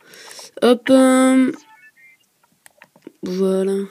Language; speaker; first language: French; native; French